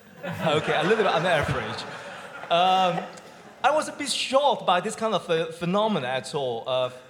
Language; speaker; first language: English; non-native, local second language; Cantonese